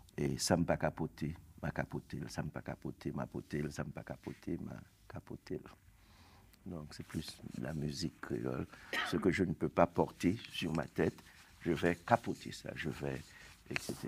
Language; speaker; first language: French; native; French